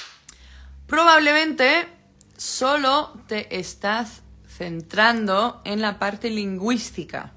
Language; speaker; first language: Spanish; non-native, fluent; Dutch